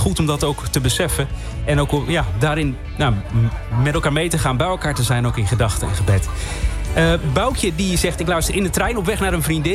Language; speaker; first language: Dutch; native; Dutch